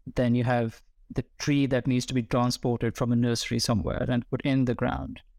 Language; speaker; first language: English; non-native, local second language; Hindi